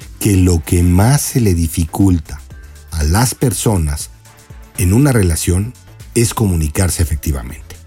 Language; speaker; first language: Spanish; native; Spanish